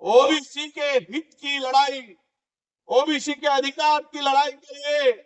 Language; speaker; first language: Hindi; non-native, local second language; Marathi